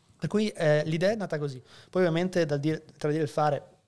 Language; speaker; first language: Italian; native; Italian